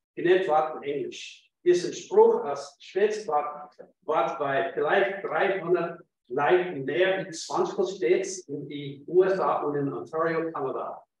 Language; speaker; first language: German; non-native, fluent; English